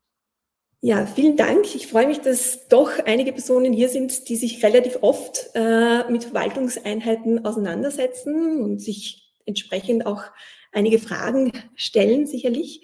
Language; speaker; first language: German; native; German